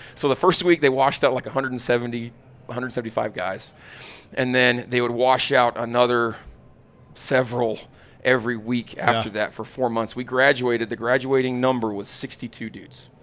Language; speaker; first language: English; native; English